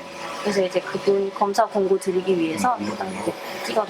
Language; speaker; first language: Korean; native; Korean